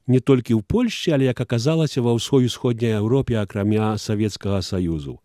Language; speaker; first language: Belarusian; native; Belarusian